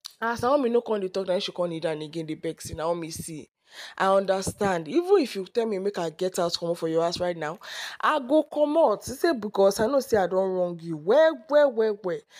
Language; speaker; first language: Nigerian Pidgin; non-native, local second language; Yoruba